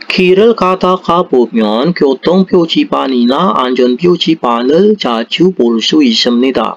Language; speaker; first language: Korean; non-native, fluent; Indonesian